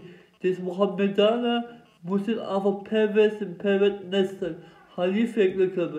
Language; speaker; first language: German; non-native, learner; Turkish